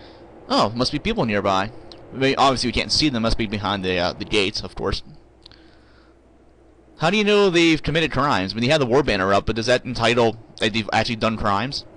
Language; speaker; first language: English; native; English